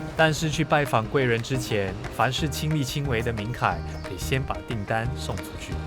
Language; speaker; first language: Chinese; native; Chinese